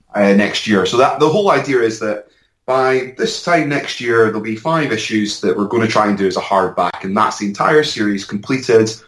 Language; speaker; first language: English; native; English